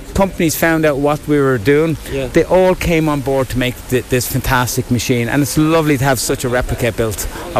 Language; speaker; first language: English; native; English